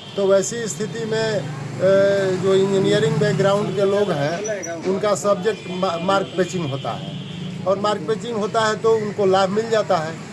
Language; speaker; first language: Hindi; native; Hindi